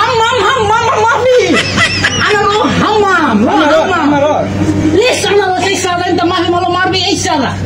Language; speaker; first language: Arabic; non-native, learner; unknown